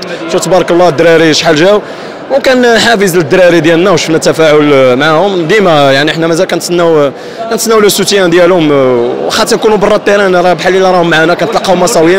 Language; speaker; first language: Arabic; native; Arabic